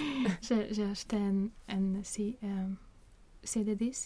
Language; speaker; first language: French; non-native, learner; Swedish